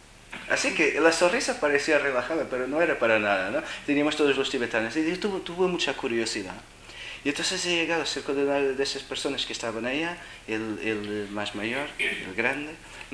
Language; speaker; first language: Spanish; non-native, fluent; Portuguese